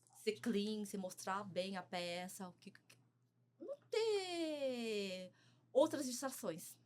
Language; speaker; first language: Portuguese; early bilingual, other home language; Chinese